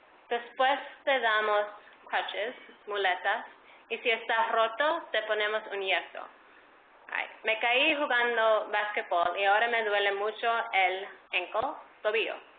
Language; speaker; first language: Spanish; early bilingual, heritage; Spanish